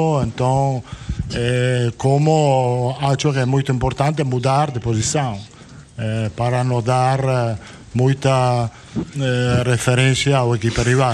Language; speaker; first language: Portuguese; non-native, fluent; Italian